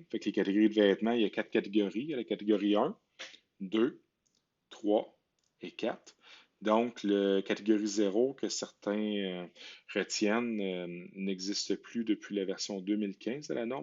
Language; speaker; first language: French; native; French